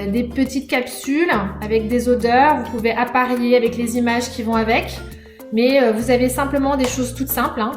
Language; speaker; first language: French; native; French